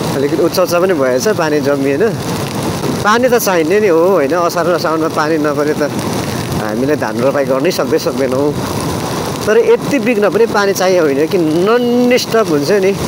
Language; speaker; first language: Nepali; native; Nepali